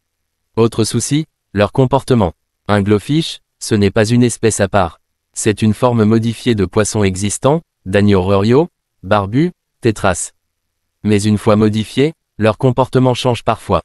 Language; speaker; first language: French; native; French